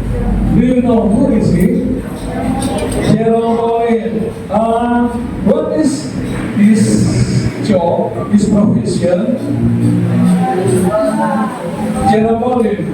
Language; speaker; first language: English; non-native, fluent; Indonesian